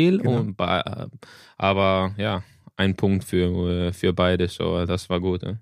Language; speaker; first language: German; non-native, learner; Danish